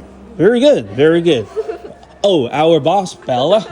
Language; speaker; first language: English; non-native, fluent; Chinese